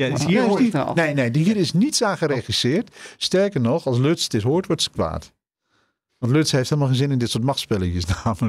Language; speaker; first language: Dutch; native; Dutch